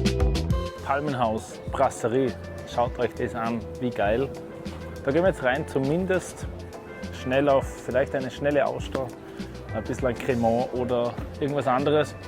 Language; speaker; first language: German; native; German